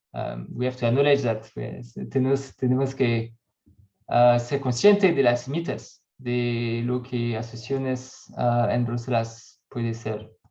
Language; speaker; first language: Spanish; non-native, learner; French